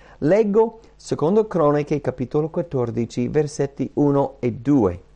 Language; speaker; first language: Italian; non-native, fluent; English